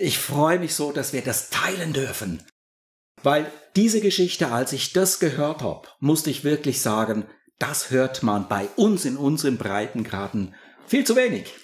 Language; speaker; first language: German; native; German